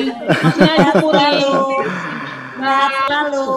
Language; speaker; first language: Indonesian; native; Indonesian